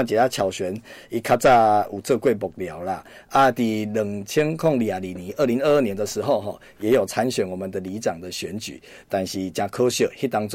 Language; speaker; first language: Chinese; native; Chinese